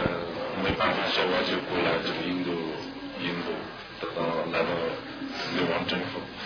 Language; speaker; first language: Chinese; non-native, local second language; Tibetan